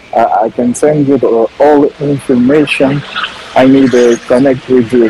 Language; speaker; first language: English; non-native, learner; French